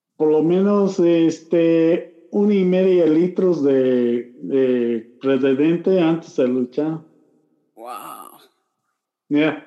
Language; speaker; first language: Spanish; non-native, learner; English